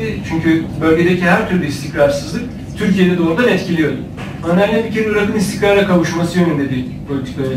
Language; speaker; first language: Turkish; native; Turkish